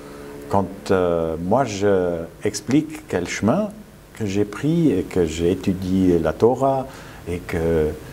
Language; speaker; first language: French; non-native, fluent; German